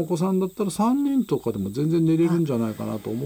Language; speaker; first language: Japanese; native; Japanese